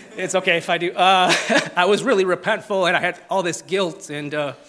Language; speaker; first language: English; non-native, fluent; Italian